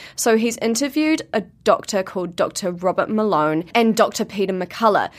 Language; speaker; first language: English; native; English